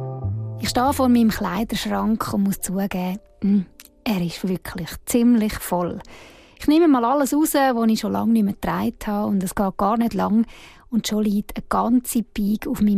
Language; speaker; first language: German; native; German